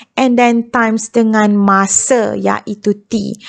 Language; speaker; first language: English; non-native, local second language; Malay